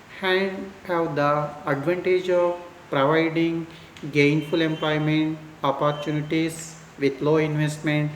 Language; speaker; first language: English; non-native, local second language; Kannada